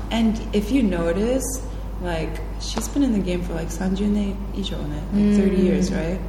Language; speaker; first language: English; early bilingual, heritage; English